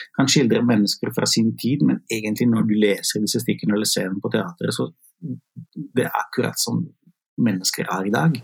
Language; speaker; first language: Norwegian; non-native, fluent; Italian